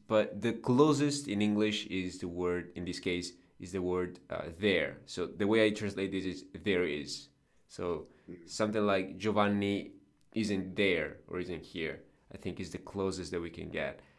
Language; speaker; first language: English; non-native, fluent; Italian